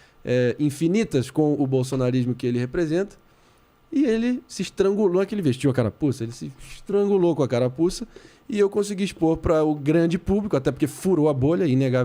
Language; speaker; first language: Portuguese; native; Portuguese